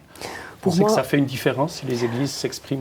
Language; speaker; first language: French; native; French